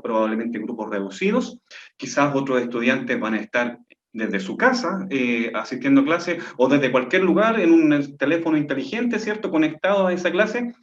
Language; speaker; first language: Spanish; native; Spanish